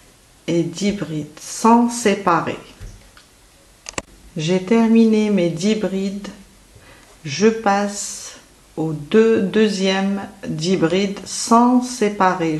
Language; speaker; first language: French; native; French